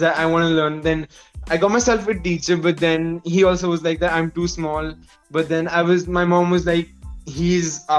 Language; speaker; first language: English; non-native, local second language; Hindi